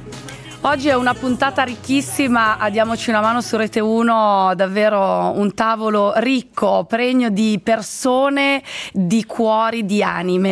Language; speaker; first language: Italian; native; Italian